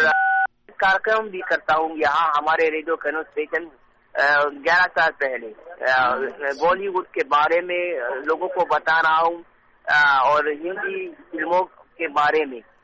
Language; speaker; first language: Hindi; non-native, learner; Hausa